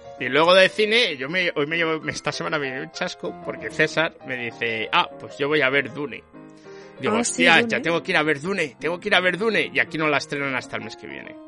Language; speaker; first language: Spanish; native; Spanish